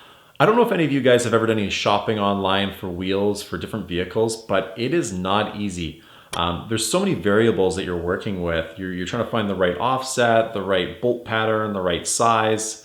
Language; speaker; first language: English; native; English